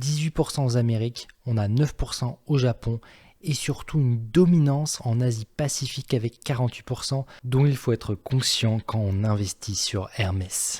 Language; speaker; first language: French; native; French